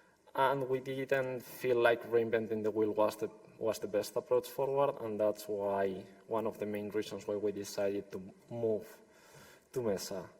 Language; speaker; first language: English; non-native, fluent; Spanish